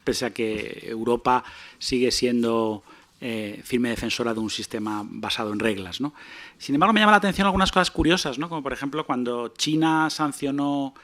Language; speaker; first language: Spanish; native; Spanish